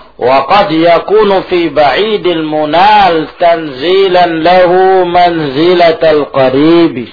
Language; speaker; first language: Arabic; non-native, fluent; Indonesian